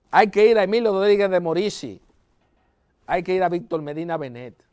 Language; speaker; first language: Spanish; native; Spanish